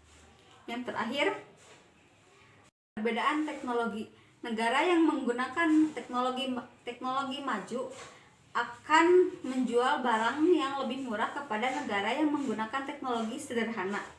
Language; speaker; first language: Indonesian; native; Indonesian